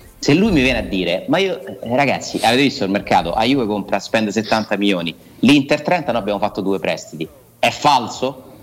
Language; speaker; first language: Italian; native; Italian